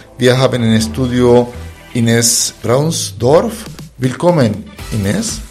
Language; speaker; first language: German; non-native, fluent; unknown